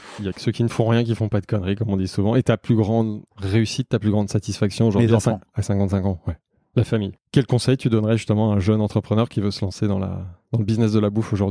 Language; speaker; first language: French; native; French